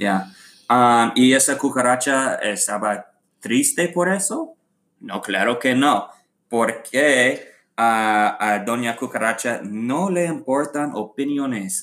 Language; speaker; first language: Spanish; non-native, learner; English